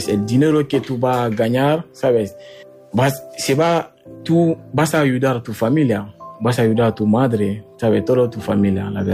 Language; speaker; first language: Spanish; non-native, learner; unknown